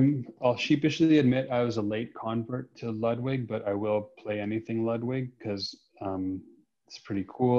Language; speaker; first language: English; native; English